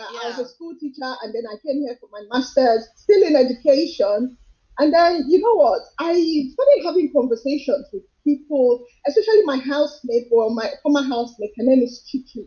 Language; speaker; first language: English; non-native, local second language; Yoruba